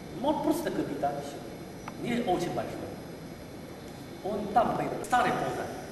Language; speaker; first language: Russian; non-native, learner; Chinese